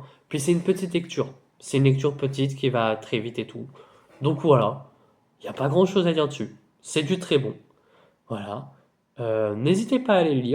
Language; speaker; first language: French; native; French